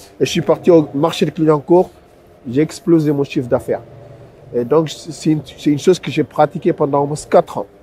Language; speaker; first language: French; non-native, local second language; Wolof